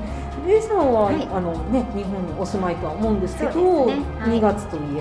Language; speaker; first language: Japanese; native; Japanese